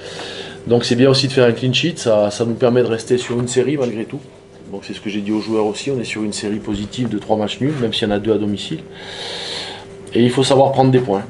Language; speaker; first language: French; native; French